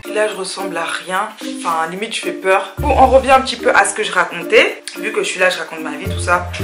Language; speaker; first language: French; early bilingual, other home language; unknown